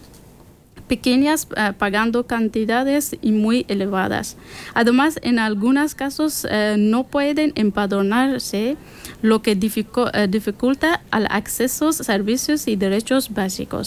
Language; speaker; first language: Spanish; non-native, learner; Persian